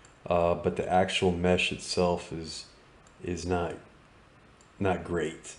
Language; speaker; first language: English; native; English